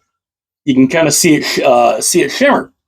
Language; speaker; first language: English; native; English